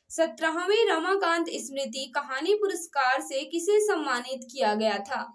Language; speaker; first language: Hindi; native; Hindi